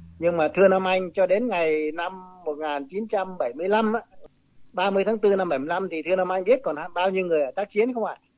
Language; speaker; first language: Vietnamese; native; Vietnamese